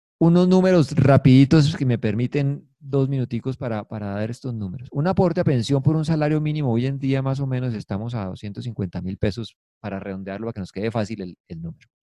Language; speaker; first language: Spanish; native; Spanish